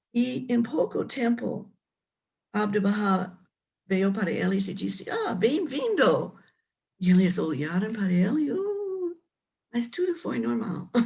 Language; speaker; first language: Portuguese; non-native, learner; English